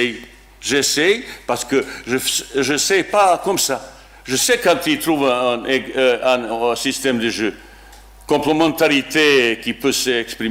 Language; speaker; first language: French; non-native, learner; Bosnian